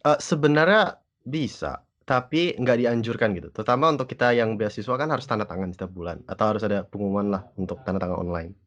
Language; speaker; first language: Indonesian; early bilingual, other home language; English